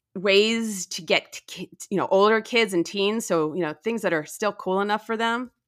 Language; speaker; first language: English; native; English